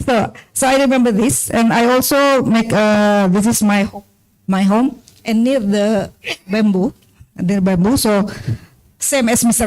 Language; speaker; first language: English; non-native, learner; Indonesian